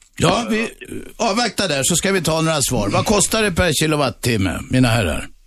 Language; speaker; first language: Swedish; native; Swedish